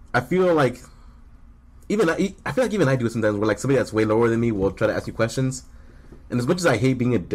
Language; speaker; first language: English; early bilingual, other home language; Spanish